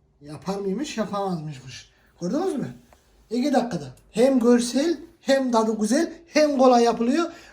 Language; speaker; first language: Turkish; native; Turkish